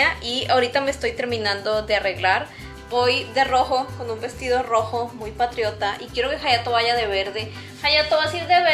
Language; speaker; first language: Spanish; native; Spanish